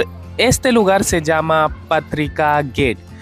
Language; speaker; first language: Spanish; non-native, learner; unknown